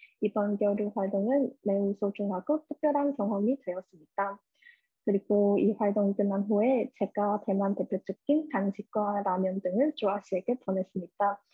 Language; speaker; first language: Korean; non-native, fluent; Chinese